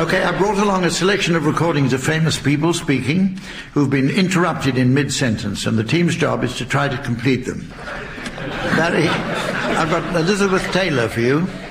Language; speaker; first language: English; native; English